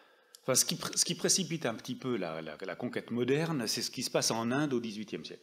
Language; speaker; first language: French; native; French